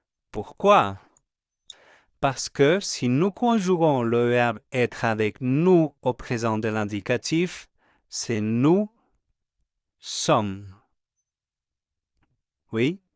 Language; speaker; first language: French; non-native, fluent; Spanish